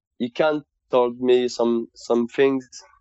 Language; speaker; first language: English; non-native, fluent; French